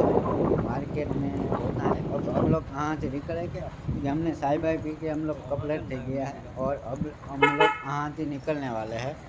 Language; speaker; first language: Hindi; non-native, local second language; Gujarati